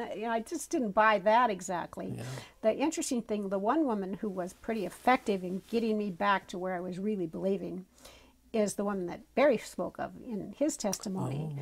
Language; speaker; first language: English; native; English